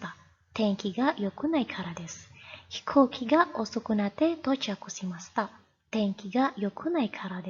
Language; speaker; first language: Japanese; non-native, fluent; Indonesian